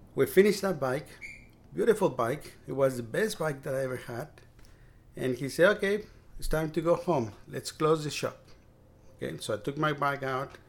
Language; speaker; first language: English; non-native, fluent; Spanish